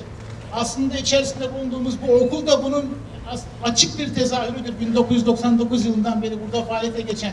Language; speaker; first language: Turkish; native; Turkish